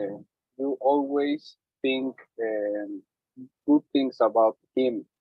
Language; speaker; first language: English; non-native, learner; Spanish